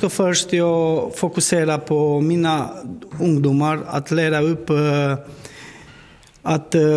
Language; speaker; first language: Swedish; non-native, learner; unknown